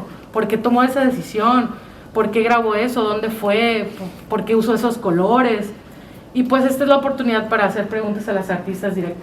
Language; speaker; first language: Spanish; native; Spanish